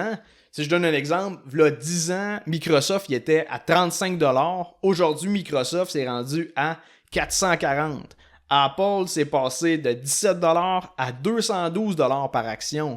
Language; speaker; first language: French; native; French